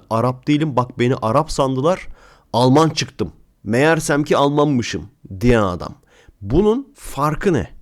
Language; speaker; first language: Turkish; native; Turkish